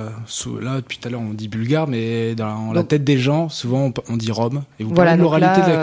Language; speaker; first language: French; native; French